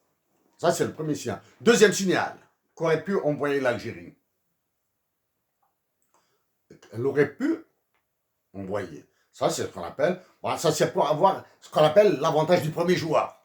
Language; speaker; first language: French; native; French